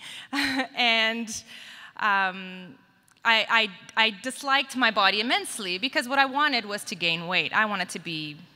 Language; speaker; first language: English; native; English